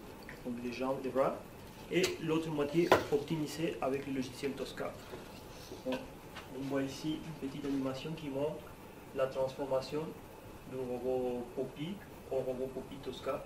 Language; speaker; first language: French; non-native, fluent; Spanish